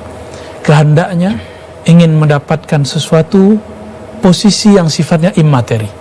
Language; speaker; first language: Indonesian; native; Indonesian